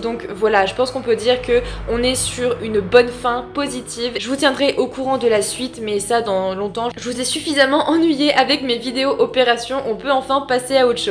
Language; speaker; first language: French; native; French